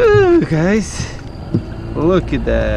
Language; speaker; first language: English; non-native, learner; Ukrainian